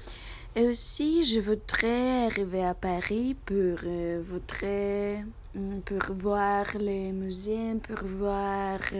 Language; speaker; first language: French; non-native, learner; Russian